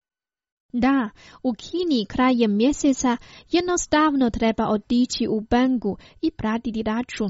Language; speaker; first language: Croatian; non-native, fluent; Chinese